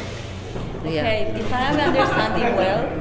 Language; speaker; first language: English; non-native, learner; Spanish